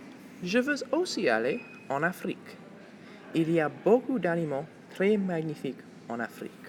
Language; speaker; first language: French; non-native, local second language; English